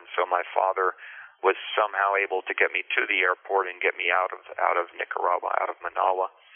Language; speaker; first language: English; early bilingual, other home language; Spanish